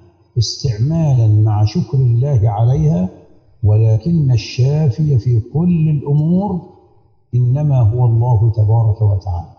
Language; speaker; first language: Arabic; native; Arabic